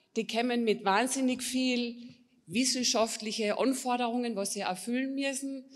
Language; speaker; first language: German; non-native, fluent; Polish